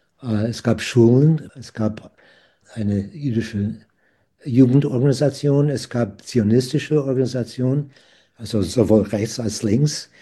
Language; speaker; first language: German; non-native, fluent; English